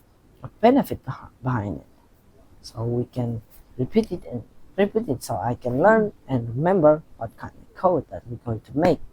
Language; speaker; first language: English; non-native, learner; Indonesian